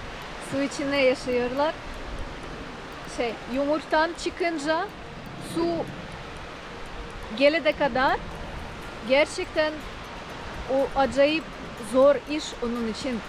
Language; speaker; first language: Turkish; non-native, learner; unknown